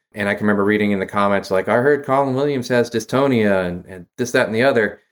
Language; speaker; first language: English; native; English